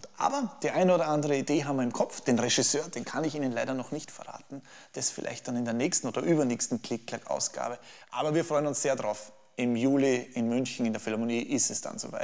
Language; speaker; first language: German; native; German